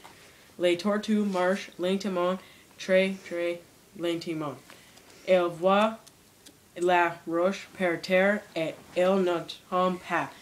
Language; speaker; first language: French; non-native, learner; English